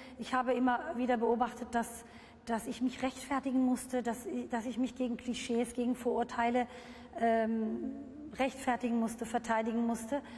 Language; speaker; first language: German; early bilingual, other home language; Turkish